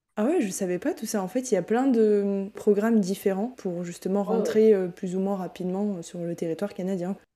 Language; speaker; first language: French; native; French